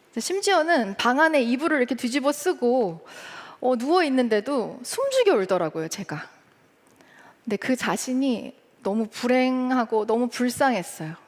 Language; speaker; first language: Korean; early bilingual, heritage; Korean